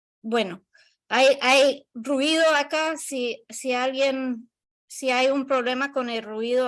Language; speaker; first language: Spanish; non-native, learner; English